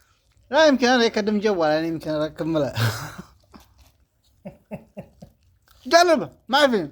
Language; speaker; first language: Arabic; non-native, learner; Amharic